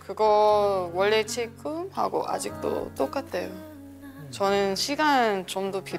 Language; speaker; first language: Korean; non-native, learner; English